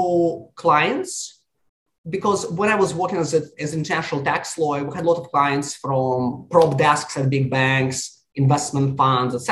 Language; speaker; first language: English; non-native, fluent; Russian